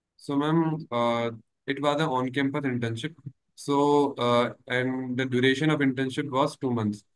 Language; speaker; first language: English; non-native, local second language; Hindi